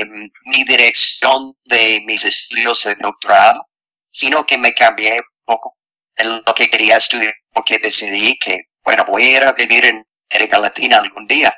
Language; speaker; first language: Spanish; non-native, fluent; English